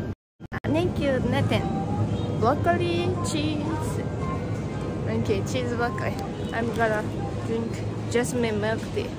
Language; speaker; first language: English; non-native, learner; Japanese